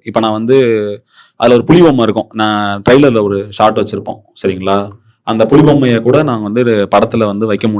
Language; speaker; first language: Tamil; native; Tamil